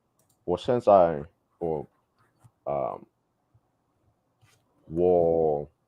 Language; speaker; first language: Chinese; non-native, learner; English